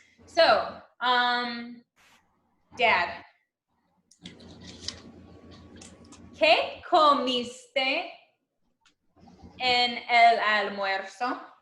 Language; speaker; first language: Spanish; non-native, fluent; English